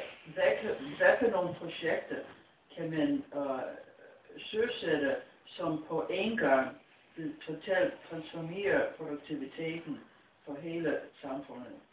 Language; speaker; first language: Danish; non-native, fluent; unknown